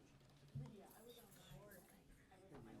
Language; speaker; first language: English; native; English